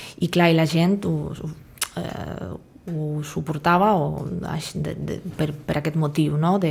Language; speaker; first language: Catalan; non-native, fluent; Russian